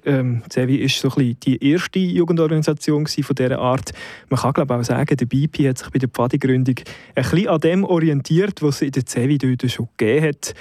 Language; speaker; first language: German; native; German